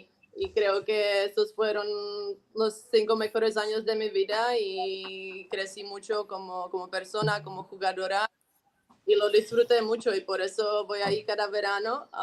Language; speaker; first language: Spanish; non-native, fluent; Czech